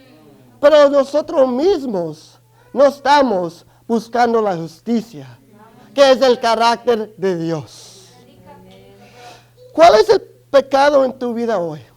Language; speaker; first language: Spanish; early bilingual, other home language; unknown